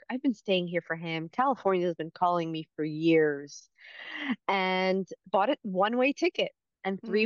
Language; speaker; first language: English; native; English